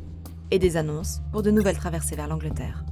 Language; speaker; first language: French; native; French